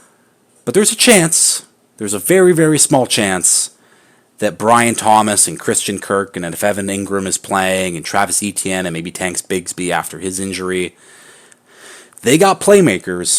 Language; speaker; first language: English; native; English